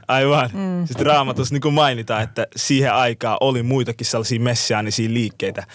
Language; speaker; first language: Finnish; native; Finnish